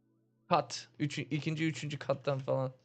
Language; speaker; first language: Turkish; early bilingual, heritage; Turkish